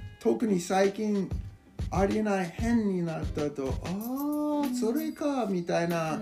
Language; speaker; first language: Japanese; non-native, learner; English